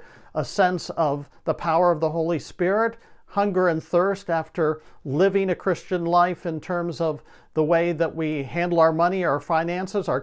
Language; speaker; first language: English; native; English